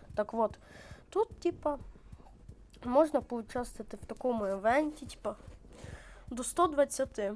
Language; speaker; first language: Ukrainian; non-native, local second language; Russian